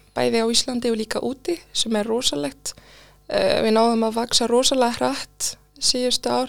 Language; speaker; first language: Icelandic; non-native, fluent; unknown